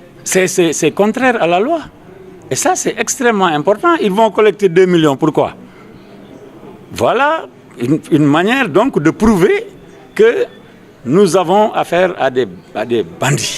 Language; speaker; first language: French; non-native, local second language; Wolof